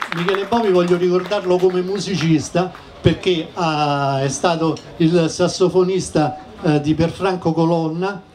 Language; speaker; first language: Italian; native; Italian